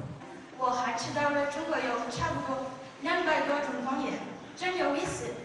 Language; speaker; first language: Chinese; non-native, learner; French